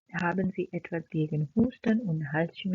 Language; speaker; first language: German; non-native, fluent; Urdu